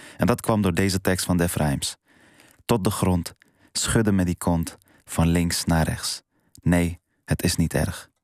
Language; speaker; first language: Dutch; early bilingual, other home language; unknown